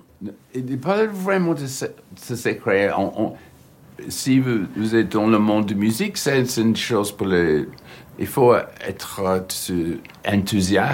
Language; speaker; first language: French; non-native, learner; English